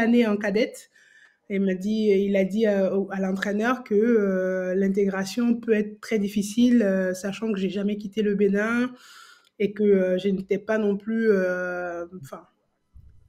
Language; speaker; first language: French; native; French